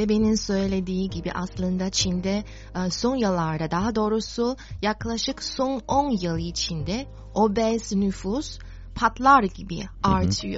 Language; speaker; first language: Turkish; non-native, fluent; Chinese